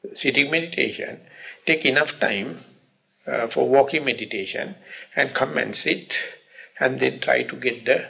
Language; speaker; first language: English; non-native, local second language; Sinhala